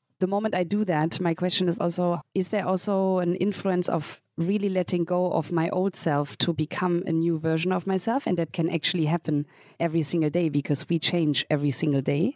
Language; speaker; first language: English; non-native, fluent; German